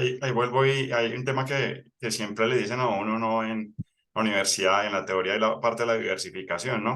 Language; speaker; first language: Spanish; native; Spanish